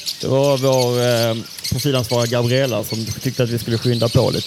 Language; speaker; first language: Swedish; native; Swedish